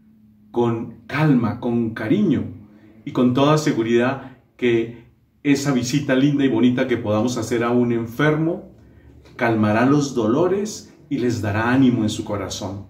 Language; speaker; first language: Spanish; native; Spanish